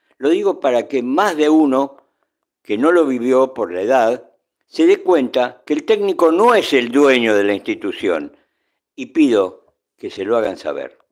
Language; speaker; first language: Spanish; native; Spanish